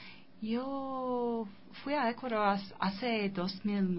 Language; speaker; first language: Spanish; non-native, learner; English